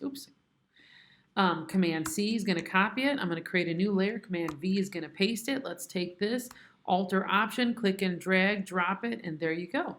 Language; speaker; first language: English; native; English